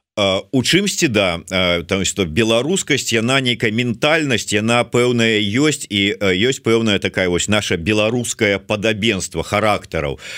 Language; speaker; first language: Belarusian; native; Belarusian